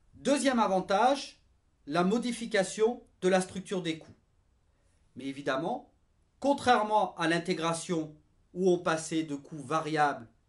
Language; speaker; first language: French; native; French